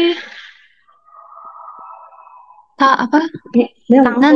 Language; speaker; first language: Japanese; native; Japanese